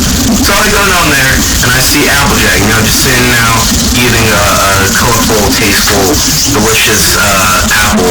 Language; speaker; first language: English; native; English